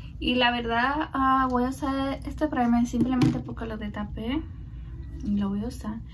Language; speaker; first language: Spanish; early bilingual, heritage; Spanish